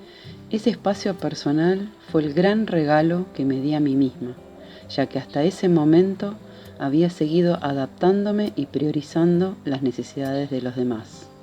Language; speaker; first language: Spanish; native; Spanish